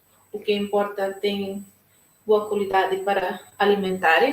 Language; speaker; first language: Portuguese; non-native, local second language; Tetum